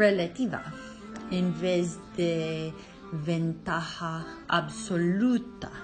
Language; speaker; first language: Spanish; non-native, learner; English